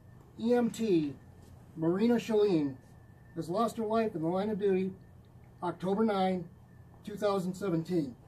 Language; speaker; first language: English; native; English